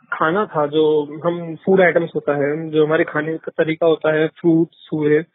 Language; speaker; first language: Hindi; native; Hindi